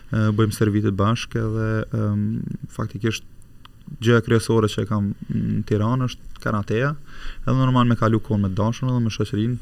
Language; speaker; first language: Albanian; native; Albanian